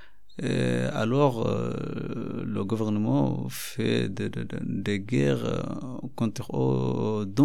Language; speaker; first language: French; non-native, learner; Arabic